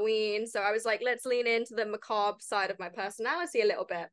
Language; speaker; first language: English; native; English